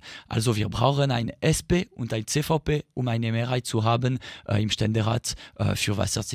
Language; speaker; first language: German; non-native, local second language; French